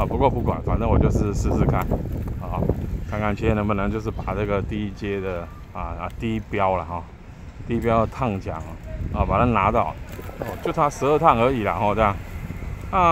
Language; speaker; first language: Chinese; native; Chinese